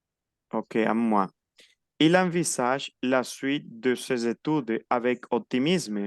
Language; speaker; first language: French; non-native, fluent; Spanish